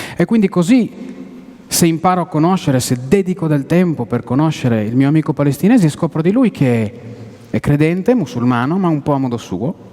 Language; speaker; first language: Italian; non-native, fluent; Hebrew